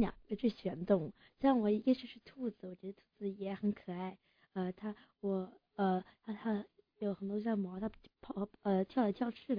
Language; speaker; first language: Chinese; early bilingual, heritage; English